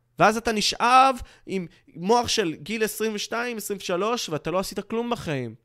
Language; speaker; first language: Hebrew; native; Hebrew